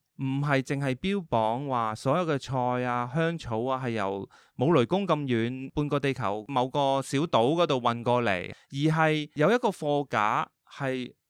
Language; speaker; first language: Cantonese; early bilingual, heritage; Cantonese